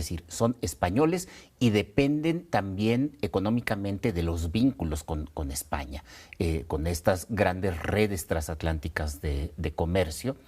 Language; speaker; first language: Spanish; native; Spanish